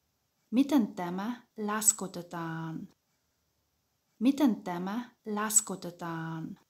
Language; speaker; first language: Finnish; non-native, fluent; German